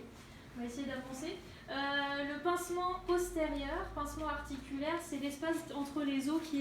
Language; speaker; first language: French; native; French